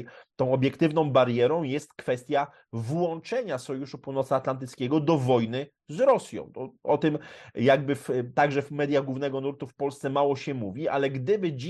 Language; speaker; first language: Polish; native; Polish